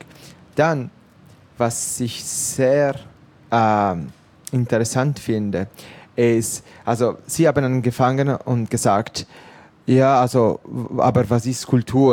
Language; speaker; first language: German; non-native, local second language; Italian